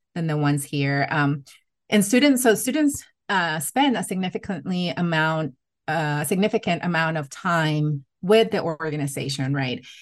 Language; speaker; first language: English; non-native, fluent; Spanish